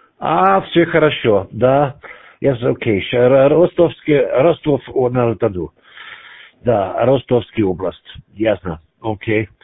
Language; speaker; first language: Russian; non-native, learner; German